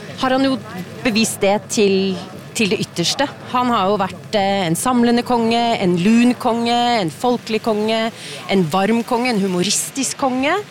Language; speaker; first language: Norwegian; native; Norwegian